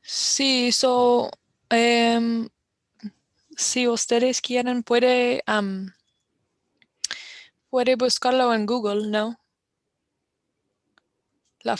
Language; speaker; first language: Spanish; non-native, fluent; English